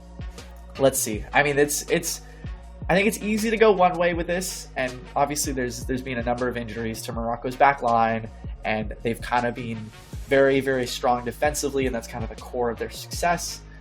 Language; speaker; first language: English; native; English